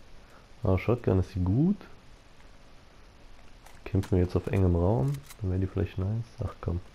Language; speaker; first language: German; native; German